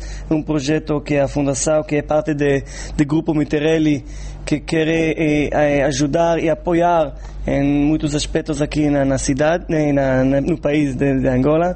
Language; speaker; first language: Portuguese; non-native, fluent; Hebrew